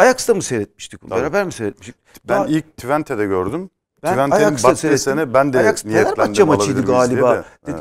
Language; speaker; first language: Turkish; native; Turkish